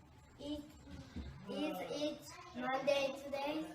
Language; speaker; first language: English; non-native, learner; Japanese